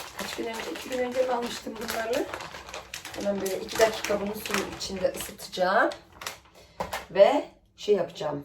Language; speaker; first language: Turkish; early bilingual, heritage; Turkish